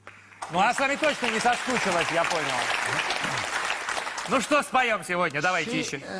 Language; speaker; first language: Russian; native; Russian